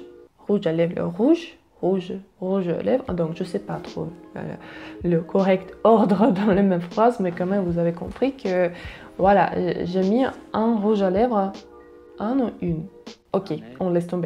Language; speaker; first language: French; non-native, learner; Russian